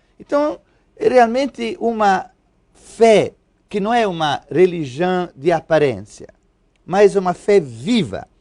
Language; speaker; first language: Portuguese; non-native, fluent; Italian